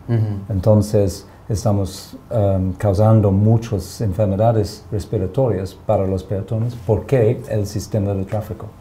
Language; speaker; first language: Spanish; non-native, fluent; English